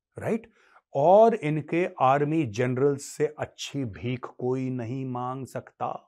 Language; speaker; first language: Urdu; native; Urdu